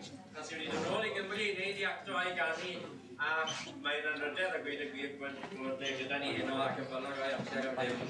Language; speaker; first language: Welsh; native; Welsh